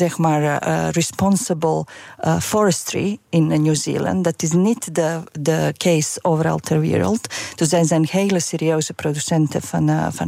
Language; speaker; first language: Dutch; non-native, fluent; Serbian